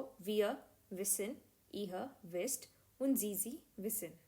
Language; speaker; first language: German; non-native, learner; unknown